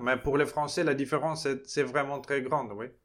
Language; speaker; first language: French; non-native, fluent; Portuguese